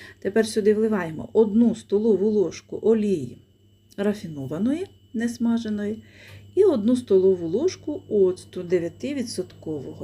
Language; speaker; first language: Ukrainian; native; Ukrainian